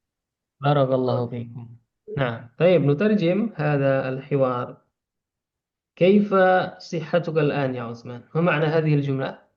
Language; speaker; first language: Arabic; non-native, fluent; Indonesian